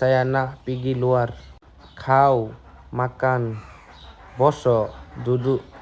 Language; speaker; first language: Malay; non-native, learner; Bangla